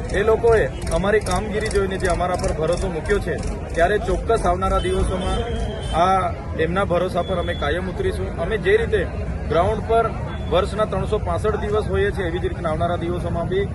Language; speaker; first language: Gujarati; non-native, local second language; Vasavi